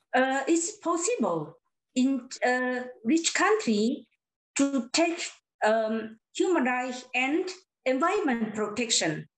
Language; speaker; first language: English; non-native, learner; Lao